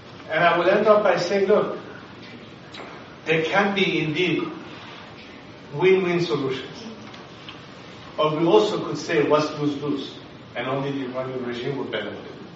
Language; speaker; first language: English; non-native, fluent; Persian